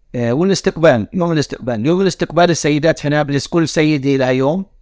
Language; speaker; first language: Arabic; native; Arabic